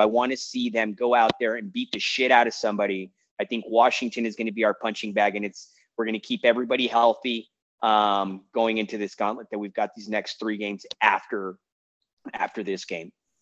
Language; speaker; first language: English; native; English